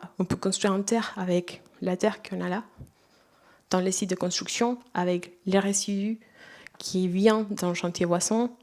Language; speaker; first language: French; non-native, fluent; Spanish